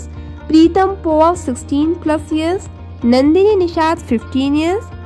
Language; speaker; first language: English; non-native, local second language; Hindi